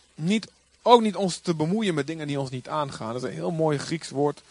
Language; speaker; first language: Dutch; native; Dutch